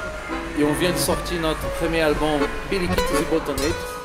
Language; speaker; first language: French; non-native, fluent; Portuguese